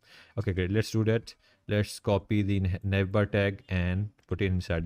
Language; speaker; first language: English; non-native, local second language; Urdu